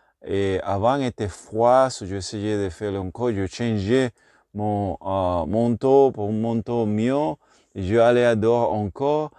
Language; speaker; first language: French; non-native, learner; Spanish